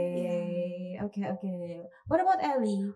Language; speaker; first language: English; non-native, fluent; Indonesian